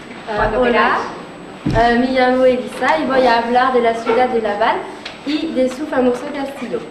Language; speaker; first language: Spanish; non-native, learner; French